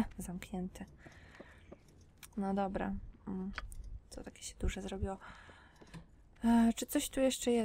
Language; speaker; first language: Polish; native; Polish